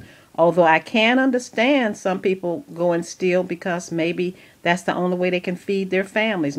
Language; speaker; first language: English; native; English